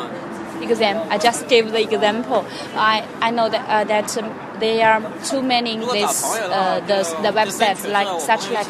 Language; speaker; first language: English; non-native, fluent; Chinese